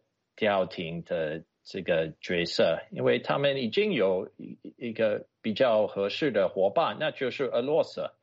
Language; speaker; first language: Chinese; non-native, fluent; English